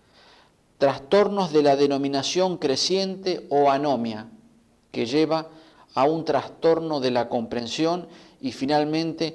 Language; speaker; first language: Spanish; native; Spanish